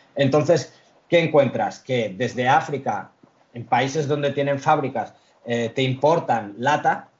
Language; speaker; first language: Spanish; early bilingual, other home language; Arabic